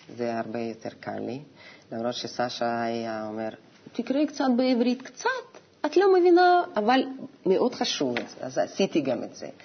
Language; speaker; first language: Hebrew; non-native, fluent; Russian